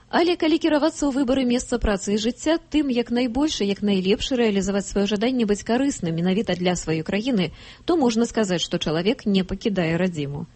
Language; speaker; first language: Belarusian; native; Belarusian